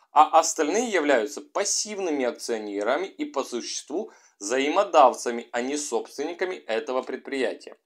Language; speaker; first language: Russian; native; Russian